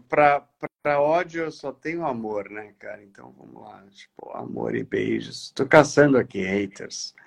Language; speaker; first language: Portuguese; native; Portuguese